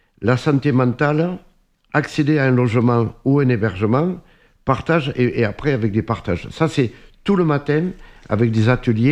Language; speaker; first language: French; native; French